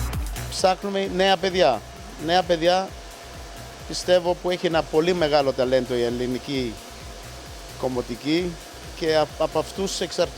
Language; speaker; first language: Greek; early bilingual, heritage; Greek